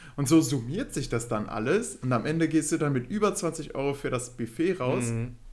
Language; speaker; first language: German; native; German